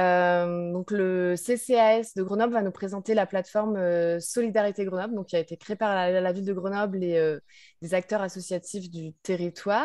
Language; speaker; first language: French; native; French